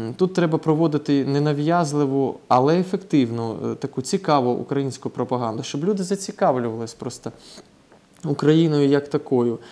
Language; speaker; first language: Ukrainian; non-native, local second language; Russian